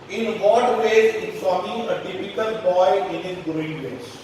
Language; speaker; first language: English; non-native, local second language; Marathi